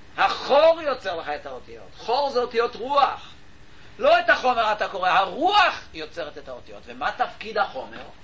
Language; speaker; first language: Hebrew; native; Hebrew